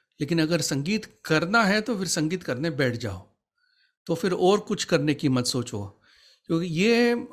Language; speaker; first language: Hindi; native; Hindi